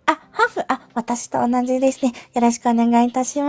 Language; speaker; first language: Japanese; non-native, fluent; Filipino